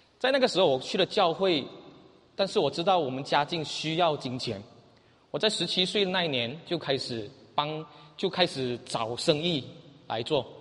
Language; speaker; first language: Chinese; native; Chinese